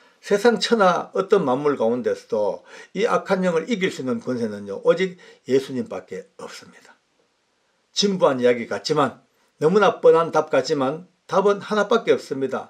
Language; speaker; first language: Korean; native; Korean